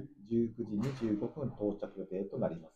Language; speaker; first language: Japanese; native; Japanese